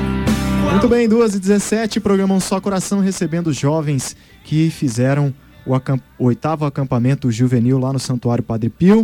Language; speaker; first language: Portuguese; native; Portuguese